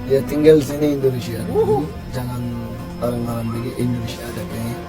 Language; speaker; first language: Indonesian; non-native, learner; Rohingya